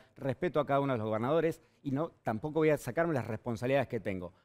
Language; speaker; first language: Spanish; native; Spanish